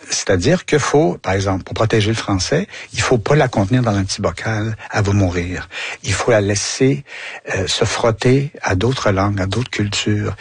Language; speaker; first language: French; native; French